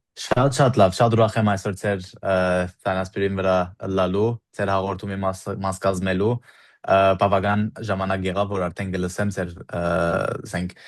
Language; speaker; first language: Armenian; early bilingual, heritage; Armenian